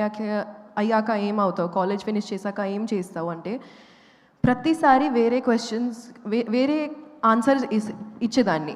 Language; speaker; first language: Telugu; non-native, local second language; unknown